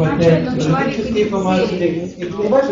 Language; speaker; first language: Russian; non-native, learner; German